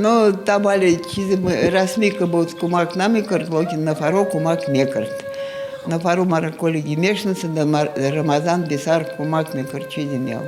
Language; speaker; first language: Persian; non-native, fluent; Russian